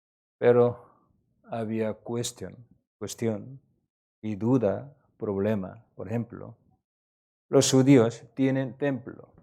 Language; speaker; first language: Spanish; non-native, learner; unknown